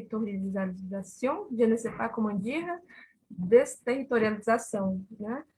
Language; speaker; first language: French; non-native, learner; Portuguese